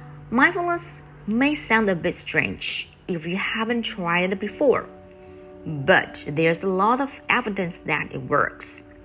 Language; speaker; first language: English; non-native, fluent; Chinese